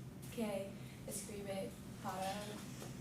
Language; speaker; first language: Spanish; non-native, learner; English